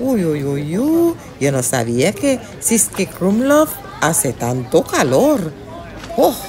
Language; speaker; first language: Spanish; non-native, fluent; English